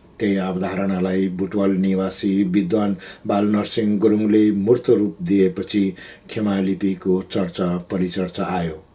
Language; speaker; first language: Nepali; non-native, local second language; Gurung